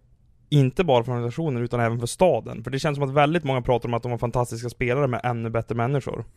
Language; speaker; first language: Swedish; native; Swedish